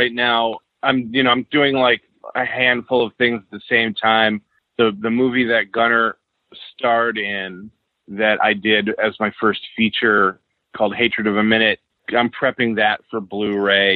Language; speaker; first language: English; native; English